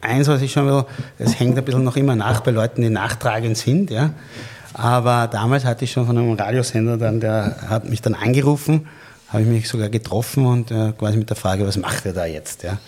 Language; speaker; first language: German; native; German